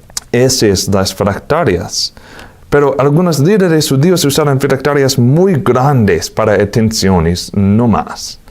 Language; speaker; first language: Spanish; non-native, fluent; English